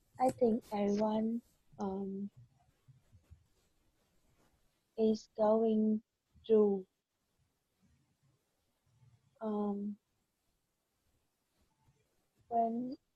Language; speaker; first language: English; non-native, learner; Vietnamese